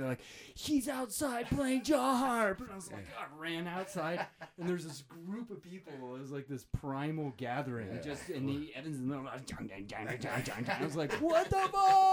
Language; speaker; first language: English; native; English